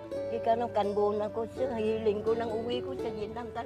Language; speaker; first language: Filipino; non-native, learner; Vietnamese